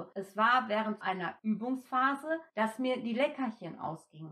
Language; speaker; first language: German; native; German